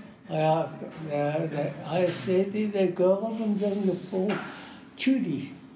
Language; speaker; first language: English; non-native, learner; Dutch